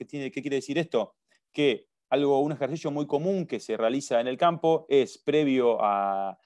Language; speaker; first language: Spanish; native; Spanish